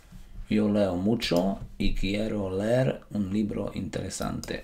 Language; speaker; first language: Spanish; non-native, fluent; Slovak